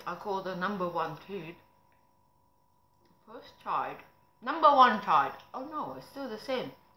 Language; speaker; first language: English; non-native, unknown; Vietnamese